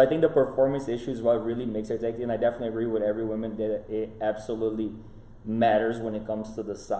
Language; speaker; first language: English; non-native, fluent; Portuguese